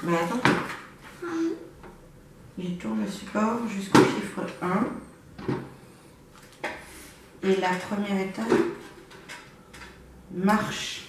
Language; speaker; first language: French; native; French